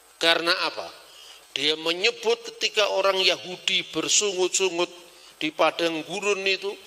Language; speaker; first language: Indonesian; non-native, local second language; Javanese